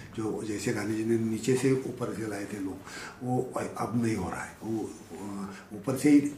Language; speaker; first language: Hindi; non-native, local second language; Marathi